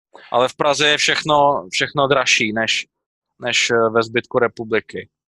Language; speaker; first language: Czech; native; Czech